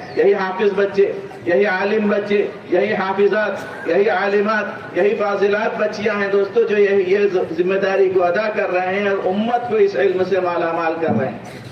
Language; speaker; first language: Urdu; native; Urdu